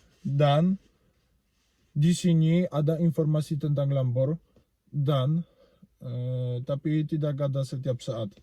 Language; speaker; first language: Indonesian; non-native, learner; Polish